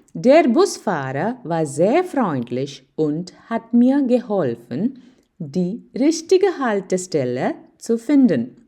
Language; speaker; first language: German; non-native, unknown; Malayalam